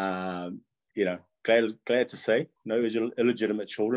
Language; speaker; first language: English; non-native, local second language; Tongan